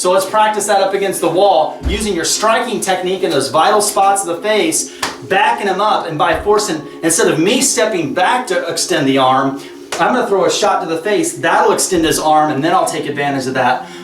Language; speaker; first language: English; native; English